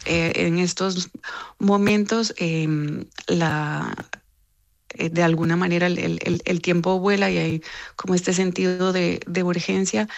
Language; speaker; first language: Spanish; native; Spanish